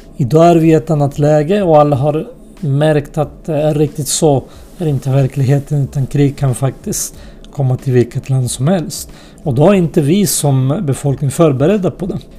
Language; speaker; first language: Swedish; early bilingual, other home language; Spanish